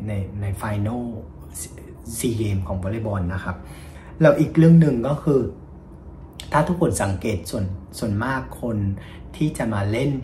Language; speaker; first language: Thai; non-native, fluent; Vietnamese